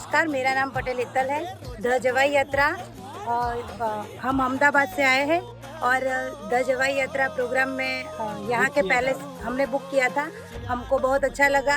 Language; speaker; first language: Hindi; non-native, local second language; Gujarati